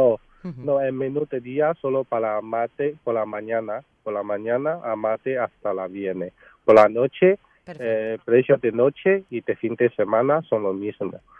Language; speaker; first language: Spanish; non-native, learner; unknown